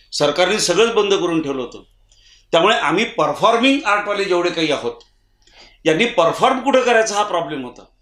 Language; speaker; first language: Marathi; native; Marathi